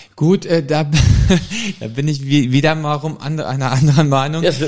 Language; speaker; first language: German; native; German